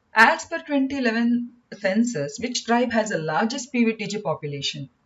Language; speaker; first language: English; non-native, local second language; Kannada